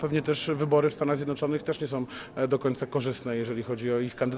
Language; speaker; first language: Polish; native; Polish